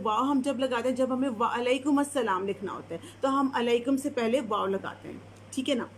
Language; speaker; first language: Urdu; native; Urdu